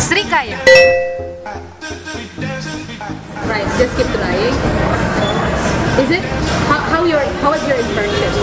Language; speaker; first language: English; non-native, fluent; Indonesian